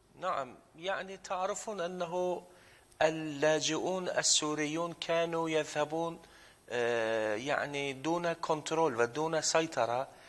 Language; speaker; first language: Arabic; non-native, fluent; Turkish